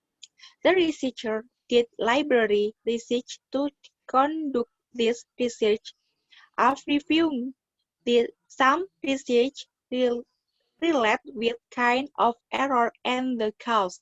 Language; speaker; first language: English; non-native, learner; Indonesian